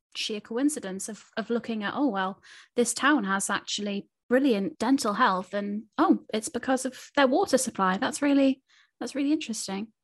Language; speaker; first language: English; native; English